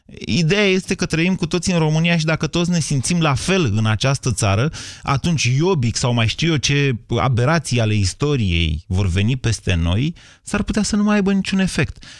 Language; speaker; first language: Romanian; native; Romanian